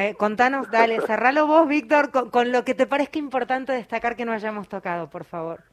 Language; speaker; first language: Spanish; native; Spanish